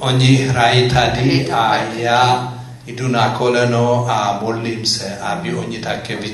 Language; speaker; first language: Czech; non-native, fluent; Amharic